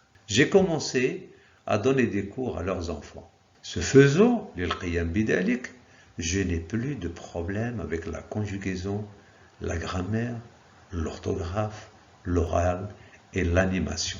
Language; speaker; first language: French; non-native, local second language; Arabic